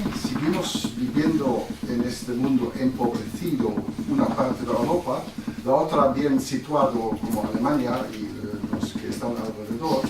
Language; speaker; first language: Spanish; non-native, fluent; German